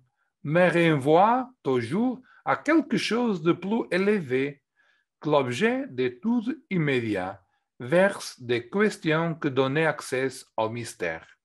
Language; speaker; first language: French; non-native, fluent; Portuguese